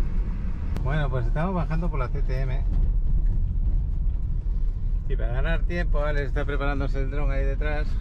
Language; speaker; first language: Spanish; native; Spanish